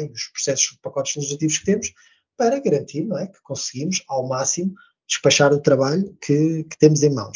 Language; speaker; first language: Portuguese; native; Portuguese